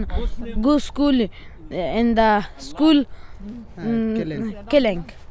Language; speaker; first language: English; non-native, learner; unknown